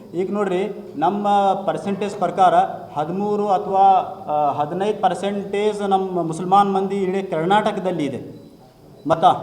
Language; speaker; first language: Kannada; non-native, local second language; Urdu